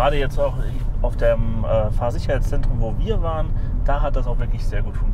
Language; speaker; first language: German; native; German